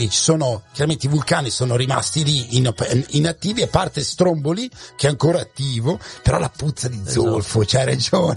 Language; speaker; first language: Italian; native; Italian